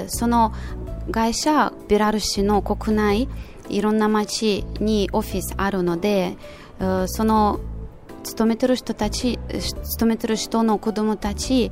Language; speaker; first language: Japanese; non-native, fluent; Russian